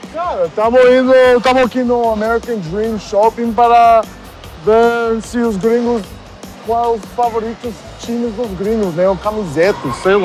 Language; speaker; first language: Portuguese; non-native, learner; English